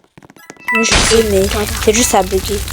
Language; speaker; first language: French; native; French